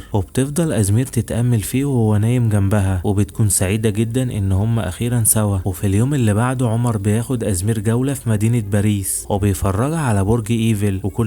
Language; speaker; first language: Arabic; native; Arabic